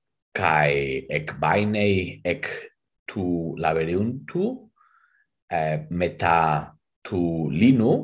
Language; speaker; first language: Greek; non-native, fluent; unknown